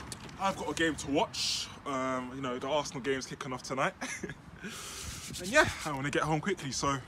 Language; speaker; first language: English; native; English